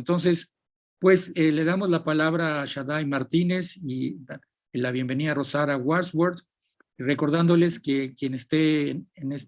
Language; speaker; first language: Spanish; native; Spanish